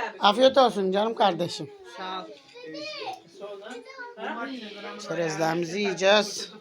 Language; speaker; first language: Turkish; native; Turkish